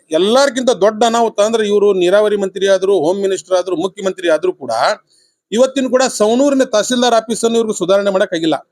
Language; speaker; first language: Kannada; non-native, local second language; Urdu